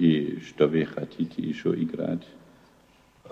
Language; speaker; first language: Russian; non-native, learner; German